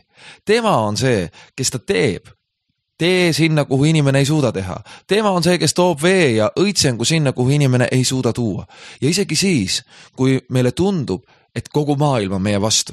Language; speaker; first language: Estonian; native; Estonian